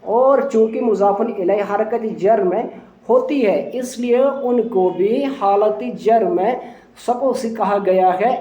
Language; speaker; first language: Urdu; non-native, local second language; Punjabi